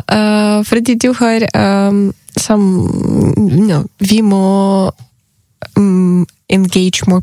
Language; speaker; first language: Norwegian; non-native, learner; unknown